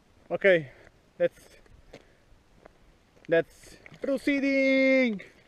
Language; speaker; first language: English; non-native, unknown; Portuguese